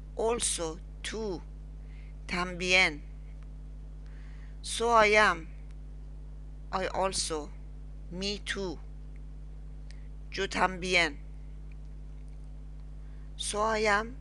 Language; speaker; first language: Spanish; non-native, learner; Persian